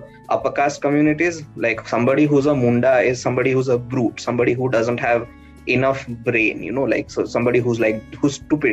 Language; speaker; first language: English; non-native, local second language; Odia